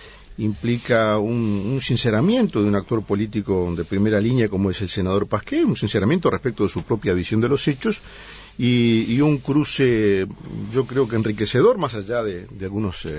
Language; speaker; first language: Spanish; native; Spanish